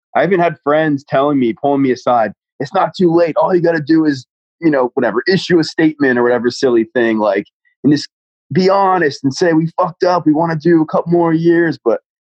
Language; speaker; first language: English; native; English